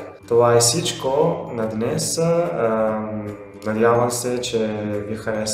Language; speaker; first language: Bulgarian; non-native, learner; Italian